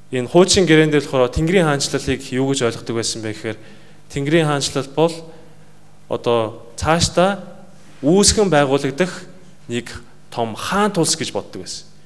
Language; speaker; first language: Mongolian; native; Mongolian